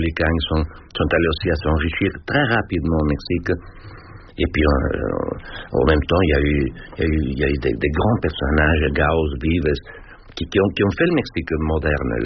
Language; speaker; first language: French; non-native, fluent; Spanish